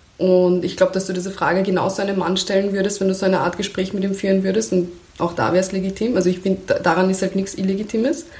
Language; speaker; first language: German; early bilingual, other home language; Persian